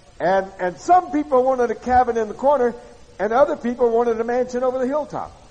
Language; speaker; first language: English; native; English